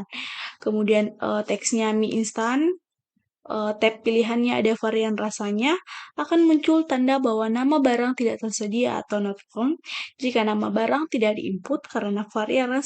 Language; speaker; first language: Indonesian; native; Indonesian